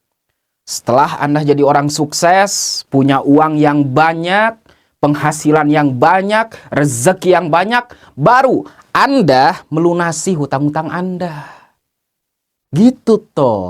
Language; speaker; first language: Indonesian; native; Indonesian